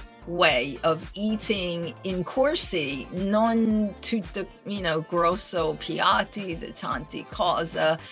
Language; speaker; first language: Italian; non-native, learner; English